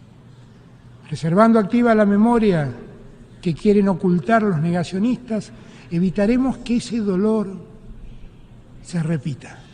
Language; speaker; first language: Spanish; native; Spanish